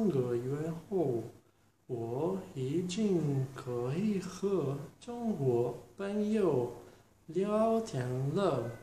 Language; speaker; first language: Chinese; non-native, learner; Italian